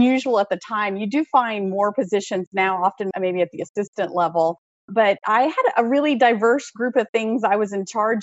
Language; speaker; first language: English; native; English